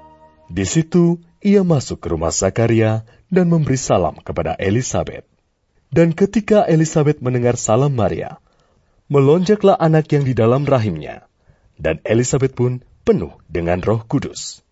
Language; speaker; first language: Indonesian; native; Indonesian